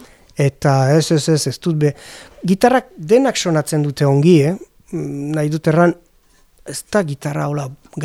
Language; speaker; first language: Basque; non-native, learner; French